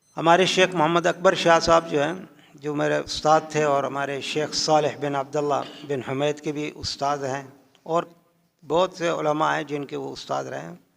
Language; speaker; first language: Urdu; native; Urdu